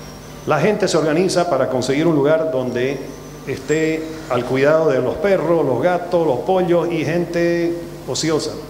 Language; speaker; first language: Spanish; native; Spanish